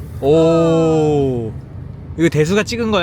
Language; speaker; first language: Korean; native; Korean